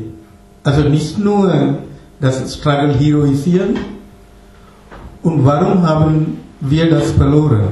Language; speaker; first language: German; non-native, fluent; Tamil